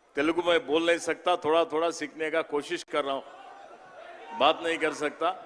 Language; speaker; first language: Hindi; non-native, local second language; Kannada